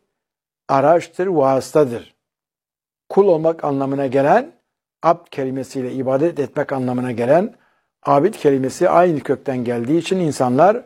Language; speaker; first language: Turkish; native; Turkish